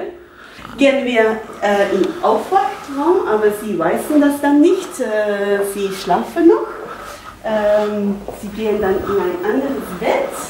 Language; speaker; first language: German; non-native, learner; Dutch